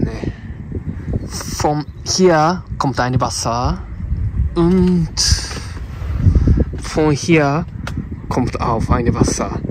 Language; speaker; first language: German; non-native, learner; Japanese